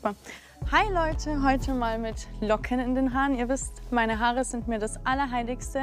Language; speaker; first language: German; native; German